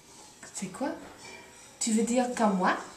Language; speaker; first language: French; non-native, learner; English